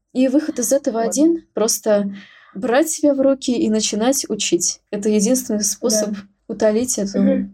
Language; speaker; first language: Russian; native; Russian